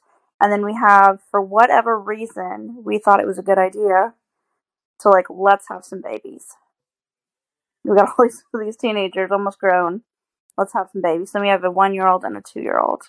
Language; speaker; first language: English; native; English